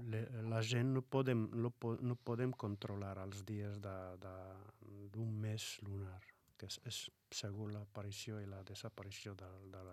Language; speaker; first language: Catalan; non-native, fluent; Arabic